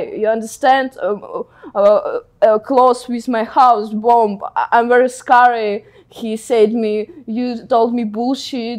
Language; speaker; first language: English; non-native, learner; Ukrainian